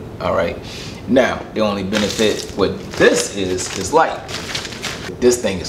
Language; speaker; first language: English; native; English